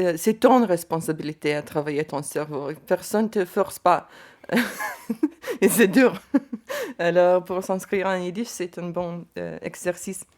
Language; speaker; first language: French; non-native, learner; Lithuanian